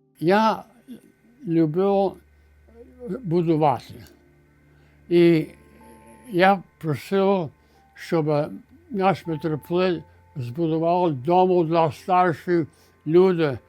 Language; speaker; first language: Ukrainian; early bilingual, heritage; Ukrainian